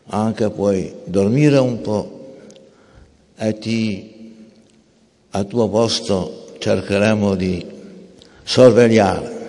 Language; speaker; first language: Italian; non-native, fluent; Polish